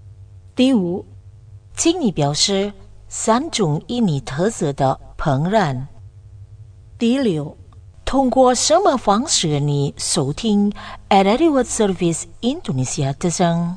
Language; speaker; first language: Chinese; non-native, learner; Indonesian